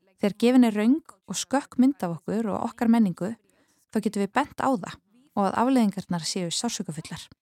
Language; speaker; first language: Icelandic; non-native, fluent; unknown